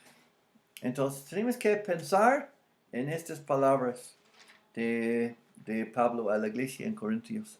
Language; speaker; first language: Spanish; non-native, fluent; English